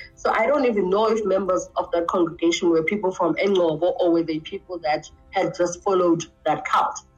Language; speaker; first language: English; non-native, local second language; Xhosa